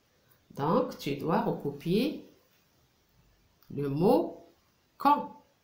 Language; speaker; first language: French; non-native, local second language; Arabic